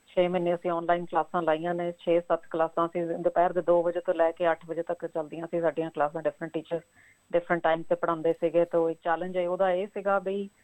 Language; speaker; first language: Punjabi; native; Punjabi